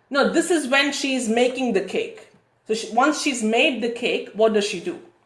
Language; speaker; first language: English; native; English